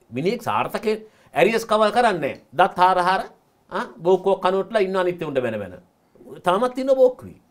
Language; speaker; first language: Sinhala; native; Sinhala